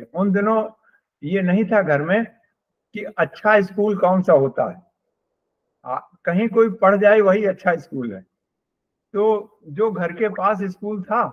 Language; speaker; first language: Hindi; native; Hindi